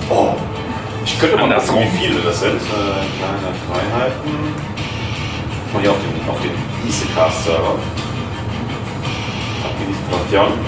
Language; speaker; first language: German; native; German